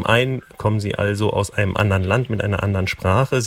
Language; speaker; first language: German; native; German